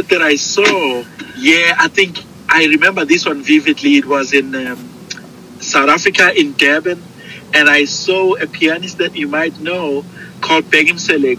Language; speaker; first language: English; non-native, local second language; Zulu